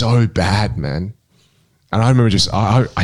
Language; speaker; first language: English; non-native, local second language; Min Nan Chinese